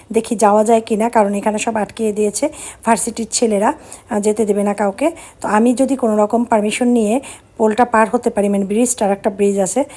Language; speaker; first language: Bangla; early bilingual, heritage; Bangla